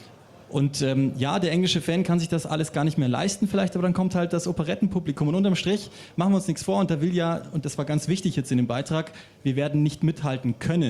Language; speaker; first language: German; native; German